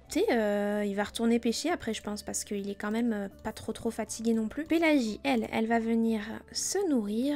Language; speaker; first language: French; native; French